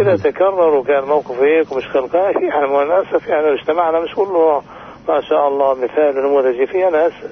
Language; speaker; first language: Arabic; native; Arabic